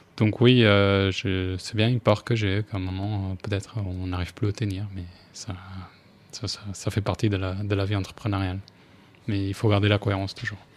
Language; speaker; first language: French; non-native, fluent; Spanish